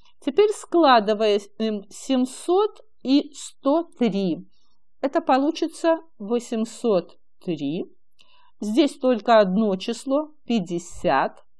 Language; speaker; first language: Russian; native; Russian